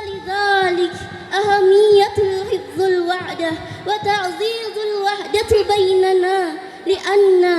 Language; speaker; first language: Arabic; non-native, learner; Indonesian